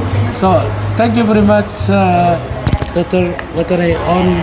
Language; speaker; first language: English; non-native, learner; Indonesian